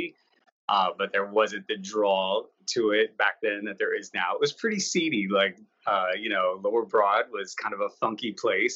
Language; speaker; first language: English; native; English